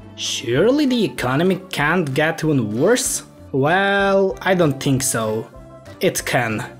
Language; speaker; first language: English; non-native, fluent; Ukrainian